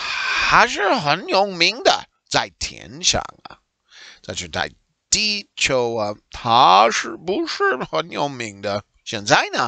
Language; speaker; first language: Chinese; non-native, learner; English